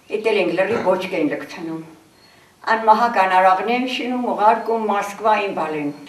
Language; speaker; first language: Armenian; native; Armenian